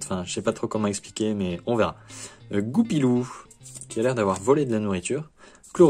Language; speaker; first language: French; native; French